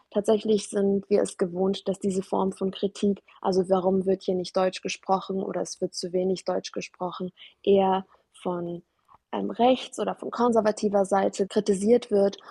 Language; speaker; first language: German; early bilingual, other home language; Persian